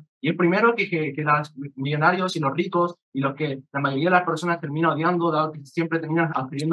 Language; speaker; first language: Spanish; native; Spanish